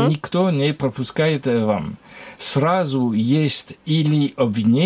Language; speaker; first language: Russian; non-native, learner; French